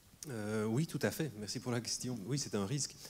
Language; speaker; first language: French; native; French